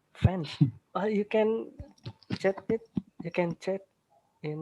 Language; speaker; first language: English; non-native, learner; Indonesian